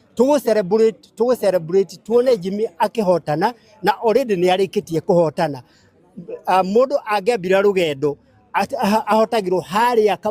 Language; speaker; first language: Kikuyu; native; Kikuyu